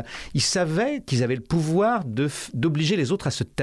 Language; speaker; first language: French; native; French